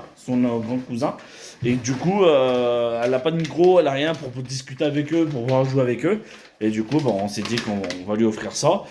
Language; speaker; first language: French; native; French